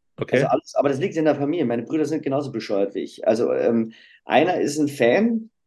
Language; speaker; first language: German; native; German